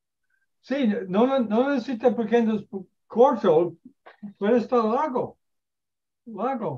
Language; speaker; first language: Spanish; non-native, learner; English